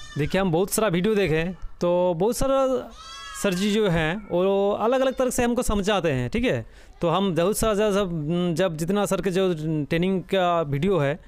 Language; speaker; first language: Hindi; non-native, local second language; Bangla